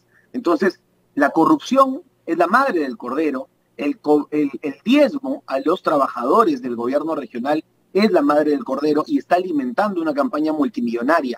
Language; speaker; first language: Spanish; native; Spanish